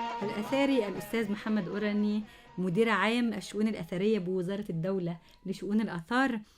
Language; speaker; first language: Arabic; native; Arabic